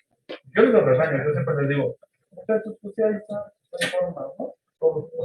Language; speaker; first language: Spanish; native; Spanish